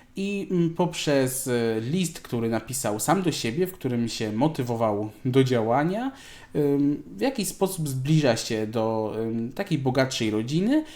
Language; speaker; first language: Polish; native; Polish